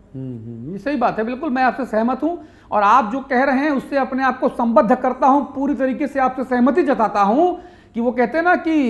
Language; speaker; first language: Hindi; native; Hindi